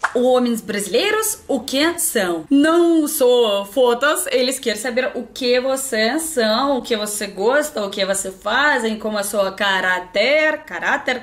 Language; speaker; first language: Portuguese; non-native, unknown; Russian